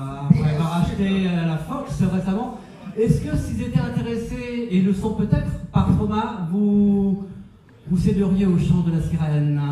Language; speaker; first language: French; native; French